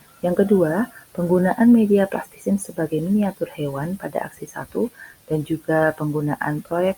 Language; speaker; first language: Indonesian; native; Indonesian